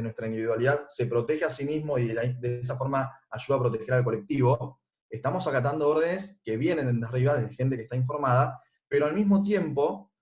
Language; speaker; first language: Spanish; native; Spanish